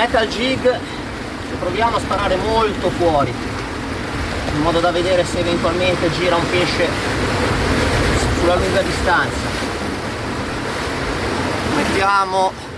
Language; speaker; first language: Italian; native; Italian